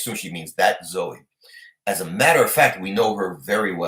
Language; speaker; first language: English; native; English